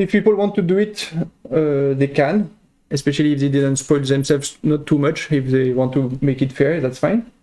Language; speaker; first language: English; non-native, fluent; French